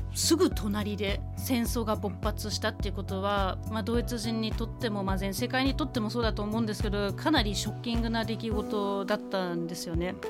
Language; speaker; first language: Japanese; non-native, fluent; German